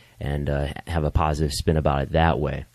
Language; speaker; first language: English; native; English